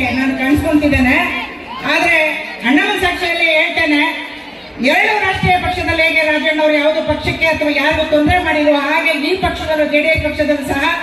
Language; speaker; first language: Kannada; native; Kannada